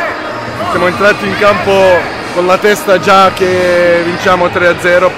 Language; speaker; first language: Italian; non-native, fluent; Serbian